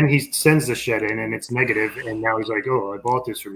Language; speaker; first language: English; native; English